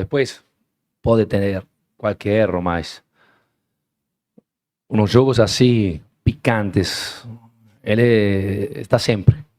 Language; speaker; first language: Portuguese; non-native, learner; Spanish